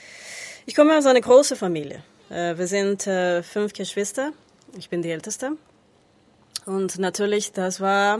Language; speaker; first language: German; non-native, learner; Spanish